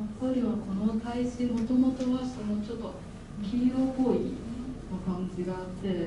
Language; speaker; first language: Japanese; non-native, fluent; Chinese